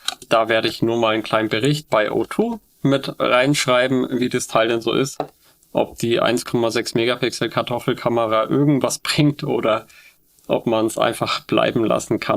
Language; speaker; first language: German; native; German